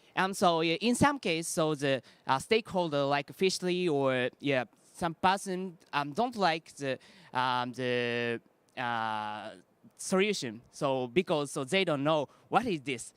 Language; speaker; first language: English; non-native, learner; Japanese